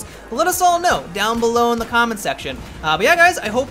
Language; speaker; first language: English; native; English